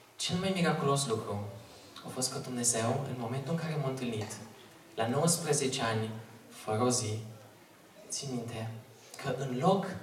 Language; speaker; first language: Romanian; native; Romanian